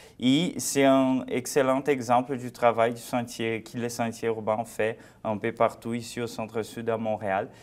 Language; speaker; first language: French; non-native, fluent; Portuguese